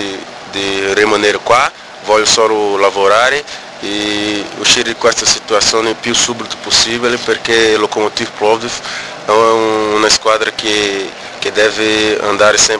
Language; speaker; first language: Italian; non-native, learner; Portuguese